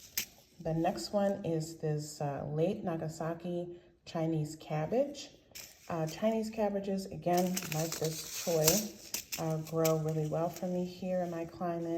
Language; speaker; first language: English; native; English